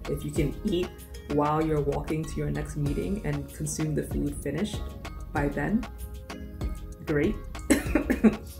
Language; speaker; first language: English; native; English